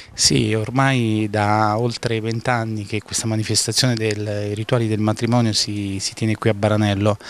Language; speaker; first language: Italian; native; Italian